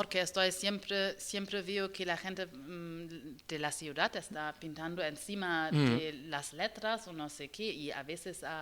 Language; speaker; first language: Spanish; non-native, learner; German